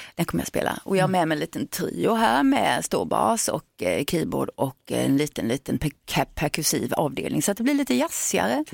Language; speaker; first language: Swedish; native; Swedish